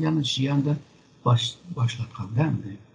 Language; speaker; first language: Turkish; non-native, learner; Uyghur